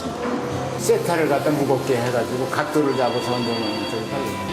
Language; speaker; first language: Korean; native; Korean